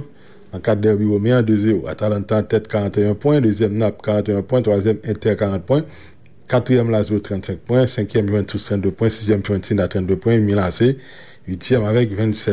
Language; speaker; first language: French; non-native, local second language; Haitian Creole